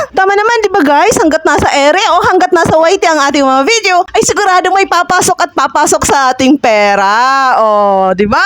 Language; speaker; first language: Filipino; non-native, local second language; Iloko